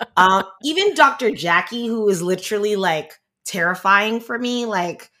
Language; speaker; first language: English; native; English